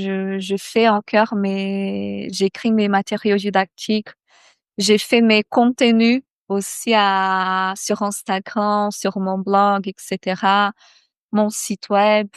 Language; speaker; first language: French; non-native, fluent; Portuguese